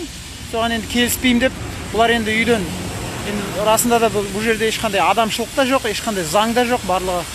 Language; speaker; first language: Kazakh; native; Kazakh